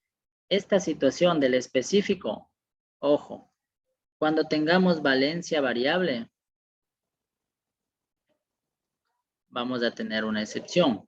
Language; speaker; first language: Spanish; native; Spanish